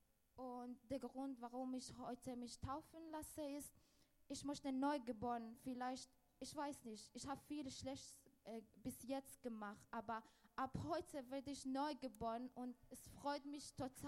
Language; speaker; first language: German; non-native, learner; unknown